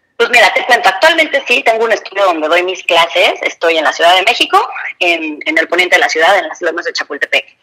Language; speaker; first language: Spanish; native; Spanish